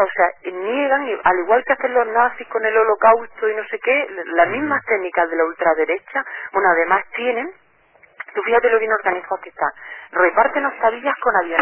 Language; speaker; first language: Spanish; native; Spanish